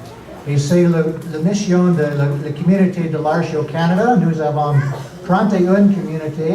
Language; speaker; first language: French; non-native, learner; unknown